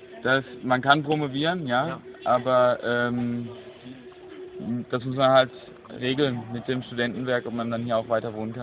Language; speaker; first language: German; native; German